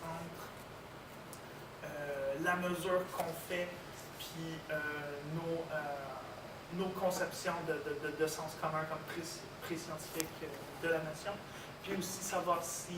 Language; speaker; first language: French; native; French